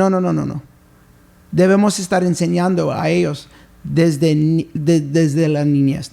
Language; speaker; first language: Spanish; early bilingual, heritage; English